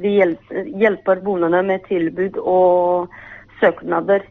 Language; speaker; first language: Norwegian; non-native, fluent; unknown